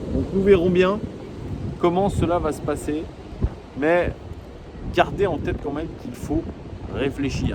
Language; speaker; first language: French; native; French